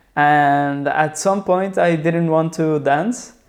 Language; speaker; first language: English; non-native, fluent; Spanish